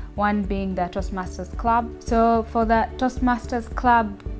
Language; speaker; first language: English; non-native, local second language; Ganda